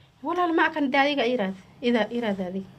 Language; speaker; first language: Somali; non-native, learner; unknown